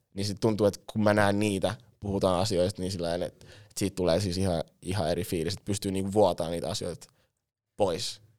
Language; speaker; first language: Finnish; early bilingual, other home language; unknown